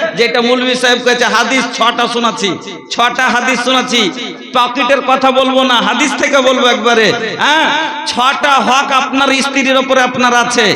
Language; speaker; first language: Bangla; non-native, local second language; Bhojpuri